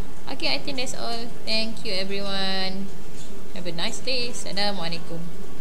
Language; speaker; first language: English; non-native, local second language; Malay